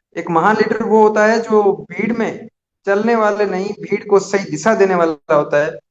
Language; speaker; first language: Hindi; native; Hindi